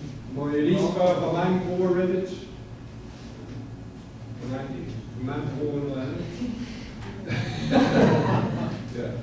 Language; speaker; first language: Danish; non-native, fluent; English